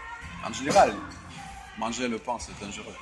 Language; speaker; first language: French; non-native, fluent; Russian